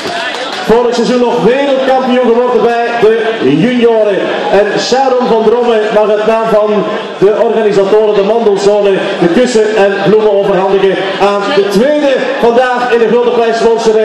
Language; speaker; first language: Dutch; native; Dutch